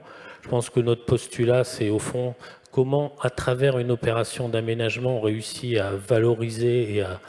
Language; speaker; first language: French; native; French